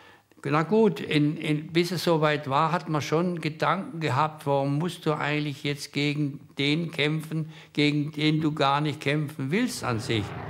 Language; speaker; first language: German; native; German